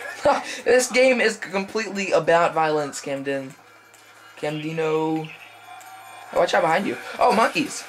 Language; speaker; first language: English; native; English